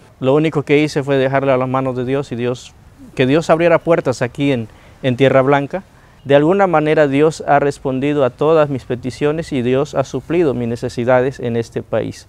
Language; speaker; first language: Spanish; native; Spanish